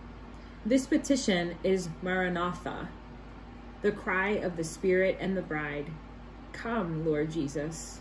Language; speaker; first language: English; native; English